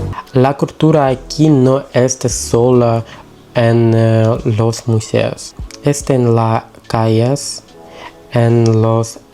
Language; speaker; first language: Spanish; non-native, learner; Russian